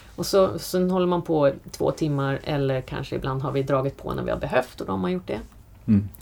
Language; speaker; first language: Swedish; early bilingual, other home language; English